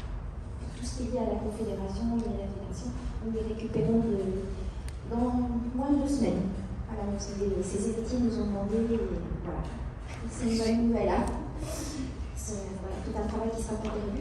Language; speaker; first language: French; native; French